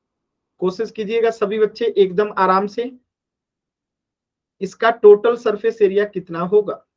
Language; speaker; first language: Hindi; native; Hindi